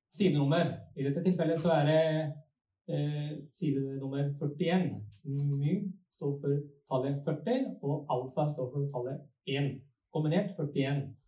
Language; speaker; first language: Norwegian; non-native, fluent; Spanish